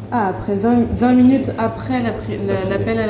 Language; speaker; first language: French; native; French